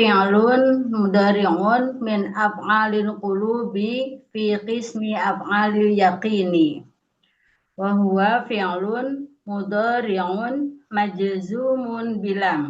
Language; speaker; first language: Arabic; non-native, learner; Indonesian